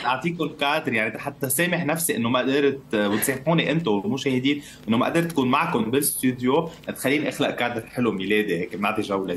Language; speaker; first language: Arabic; native; Arabic